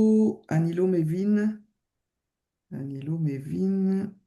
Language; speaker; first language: Hebrew; non-native, learner; French